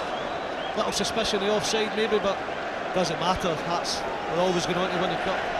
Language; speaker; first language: English; native; English